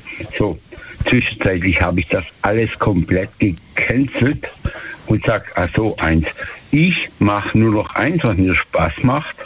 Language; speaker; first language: German; native; German